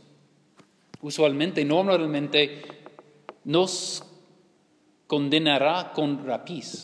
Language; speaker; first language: Spanish; non-native, learner; English